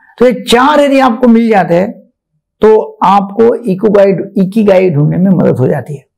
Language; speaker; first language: Hindi; non-native, local second language; Marathi